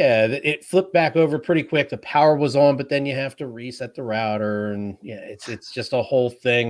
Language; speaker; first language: English; native; English